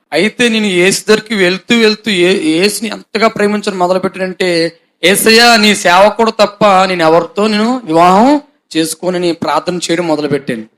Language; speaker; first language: Telugu; non-native, fluent; Hindi